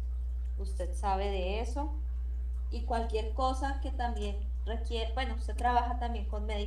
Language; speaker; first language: Spanish; native; Spanish